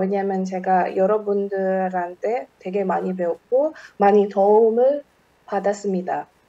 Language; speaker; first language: Korean; non-native, fluent; Indonesian